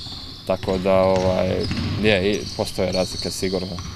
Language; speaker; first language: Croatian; early bilingual, heritage; English